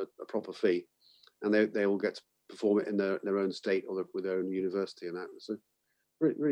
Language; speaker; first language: English; native; English